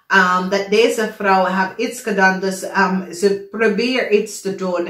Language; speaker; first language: Dutch; non-native, learner; English